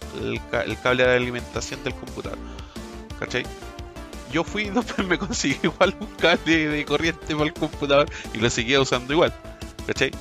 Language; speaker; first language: Spanish; native; Spanish